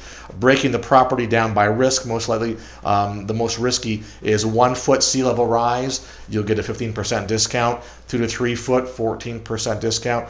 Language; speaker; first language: English; native; English